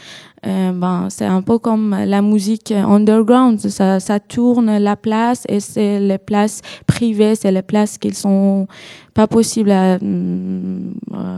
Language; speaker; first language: French; non-native, learner; Persian